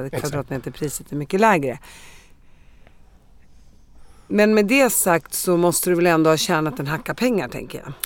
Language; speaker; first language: Swedish; native; Swedish